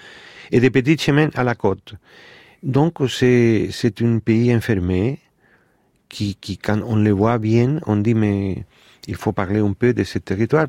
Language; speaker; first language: French; non-native, fluent; Spanish